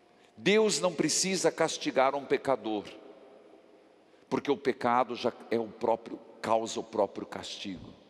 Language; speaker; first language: Portuguese; native; Portuguese